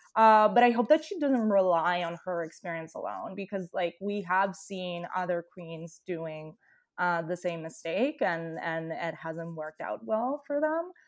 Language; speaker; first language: English; non-native, fluent; Italian